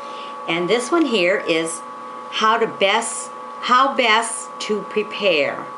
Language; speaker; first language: English; native; English